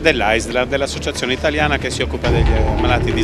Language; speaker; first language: Italian; native; Italian